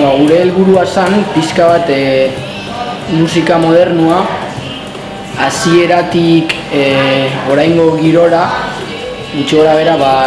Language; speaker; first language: Basque; native; Basque